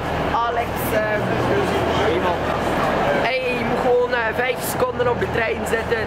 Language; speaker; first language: Dutch; native; Dutch